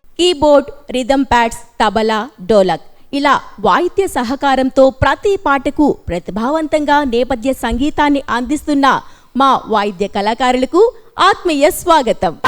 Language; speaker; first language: Telugu; native; Telugu